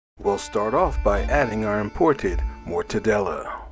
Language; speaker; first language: English; native; English